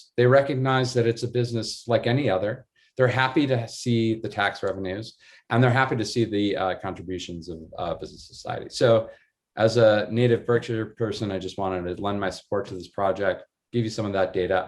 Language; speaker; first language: English; native; English